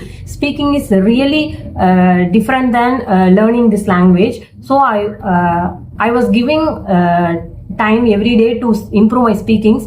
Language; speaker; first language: English; non-native, learner; Tamil